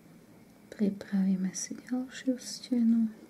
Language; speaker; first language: Slovak; native; Slovak